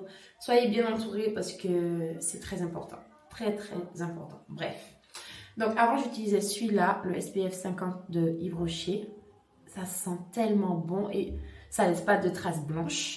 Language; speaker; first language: French; native; French